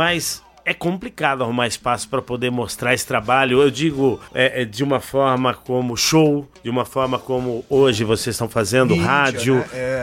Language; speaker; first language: Portuguese; native; Portuguese